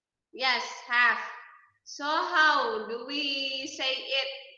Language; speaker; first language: English; non-native, fluent; Indonesian